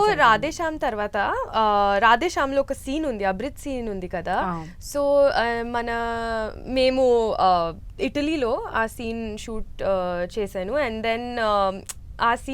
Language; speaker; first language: Telugu; non-native, learner; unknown